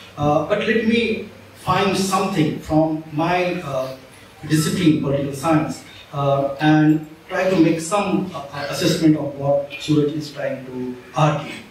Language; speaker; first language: English; non-native, local second language; Marathi